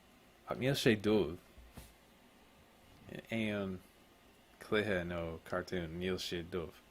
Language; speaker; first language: Irish; non-native, local second language; English